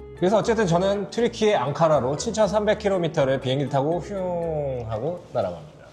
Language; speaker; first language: Korean; native; Korean